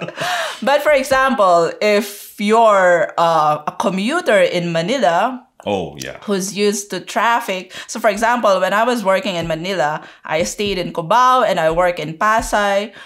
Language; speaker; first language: English; non-native, local second language; Filipino